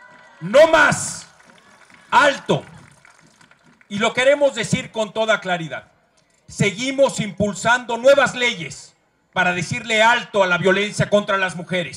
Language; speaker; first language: Spanish; native; Spanish